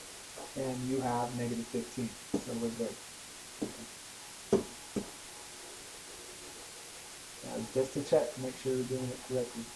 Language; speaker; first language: English; native; English